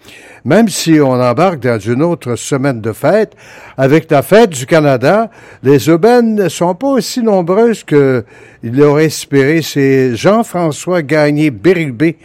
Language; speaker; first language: French; native; French